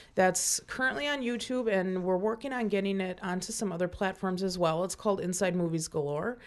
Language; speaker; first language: English; native; English